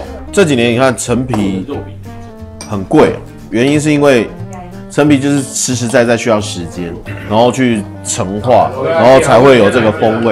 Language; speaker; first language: Chinese; native; Chinese